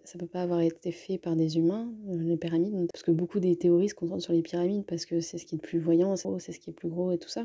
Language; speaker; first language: French; native; French